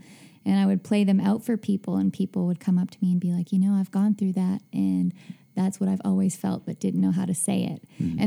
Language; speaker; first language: English; native; English